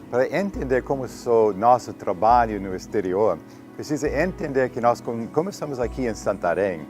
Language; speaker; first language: Portuguese; non-native, learner; English